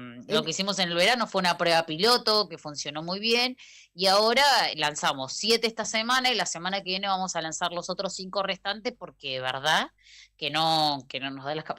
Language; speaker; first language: Spanish; native; Spanish